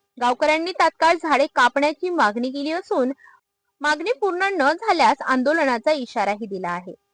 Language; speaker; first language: Marathi; native; Marathi